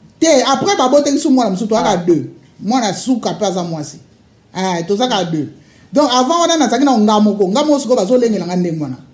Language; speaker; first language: Lingala; non-native, local second language; Luba-Lulua